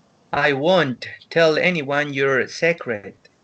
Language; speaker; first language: English; non-native, learner; Spanish